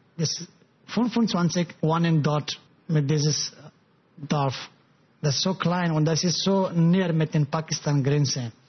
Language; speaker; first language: German; non-native, learner; Pashto